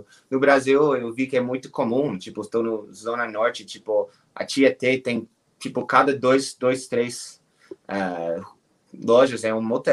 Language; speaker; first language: Portuguese; non-native, learner; English